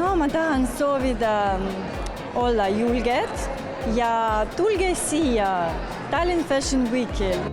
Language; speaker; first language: Estonian; non-native, local second language; Russian